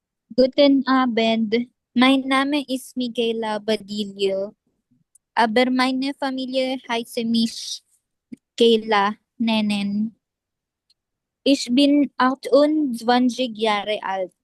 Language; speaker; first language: German; non-native, learner; Filipino